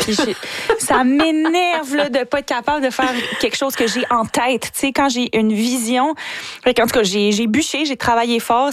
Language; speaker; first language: French; native; French